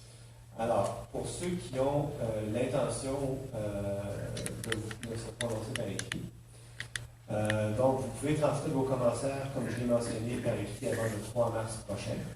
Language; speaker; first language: French; native; French